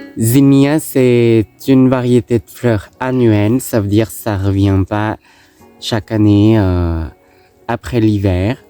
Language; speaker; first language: French; non-native, fluent; Thai